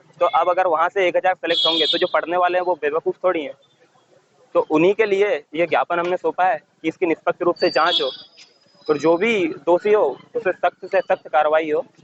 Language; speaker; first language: Hindi; native; Hindi